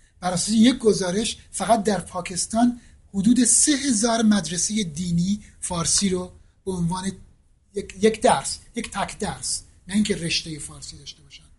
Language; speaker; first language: Persian; native; Persian